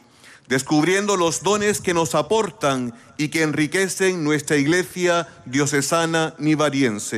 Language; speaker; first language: Spanish; native; Spanish